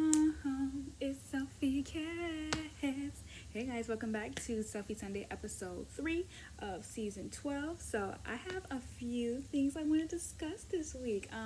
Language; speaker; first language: English; native; English